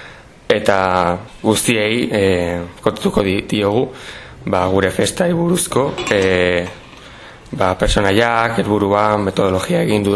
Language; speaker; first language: Basque; non-native, local second language; Spanish